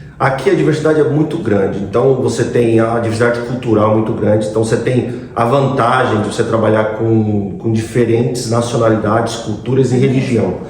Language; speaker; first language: Portuguese; native; Portuguese